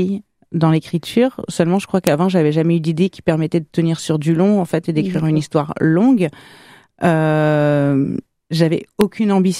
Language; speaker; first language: French; native; French